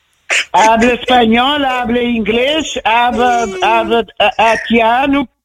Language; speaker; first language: Spanish; non-native, learner; Kabuverdianu